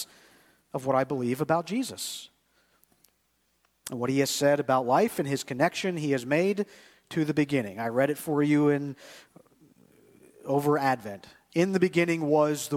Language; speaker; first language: English; native; English